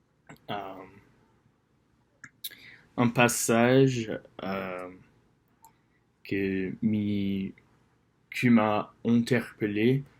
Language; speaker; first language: French; non-native, learner; English